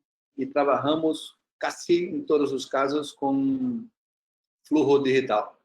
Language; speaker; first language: Spanish; non-native, learner; Portuguese